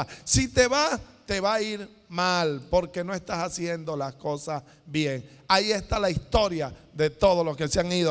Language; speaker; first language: Spanish; native; Spanish